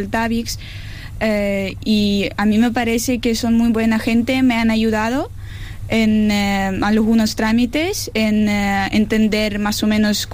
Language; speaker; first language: Spanish; non-native, fluent; Ukrainian